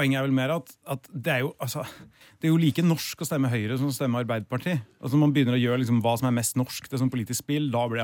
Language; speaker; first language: Norwegian; native; Norwegian